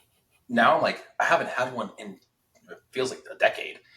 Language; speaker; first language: English; native; English